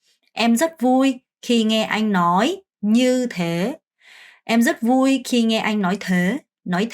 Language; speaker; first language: Vietnamese; non-native, fluent; Korean